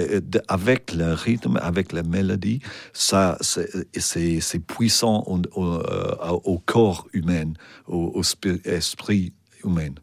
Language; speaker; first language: French; non-native, fluent; English